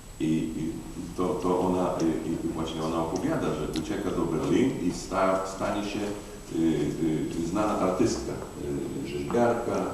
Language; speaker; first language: Polish; non-native, fluent; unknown